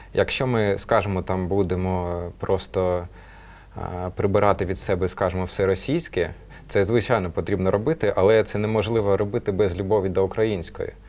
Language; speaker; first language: Ukrainian; non-native, local second language; Russian